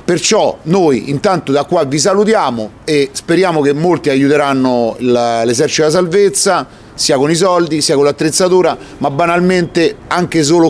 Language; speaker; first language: Italian; native; Italian